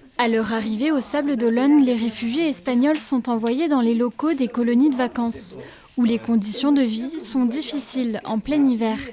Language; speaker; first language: French; native; French